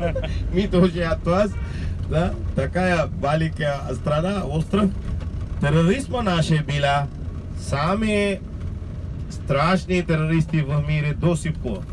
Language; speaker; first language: Russian; non-native, learner; Sinhala